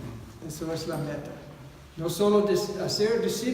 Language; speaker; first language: Spanish; non-native, fluent; English